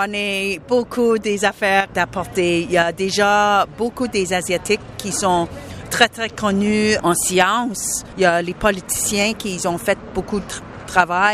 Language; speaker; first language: French; non-native, local second language; English